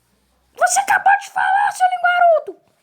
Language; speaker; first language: Portuguese; native; Portuguese